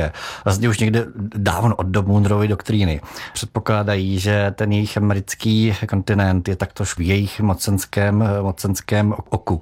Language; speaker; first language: Czech; native; Czech